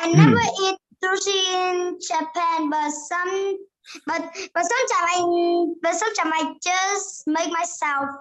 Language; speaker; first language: English; non-native, learner; Vietnamese